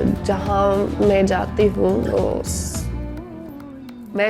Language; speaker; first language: Hindi; non-native, learner; English